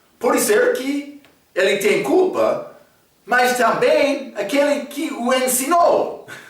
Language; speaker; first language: Portuguese; non-native, fluent; English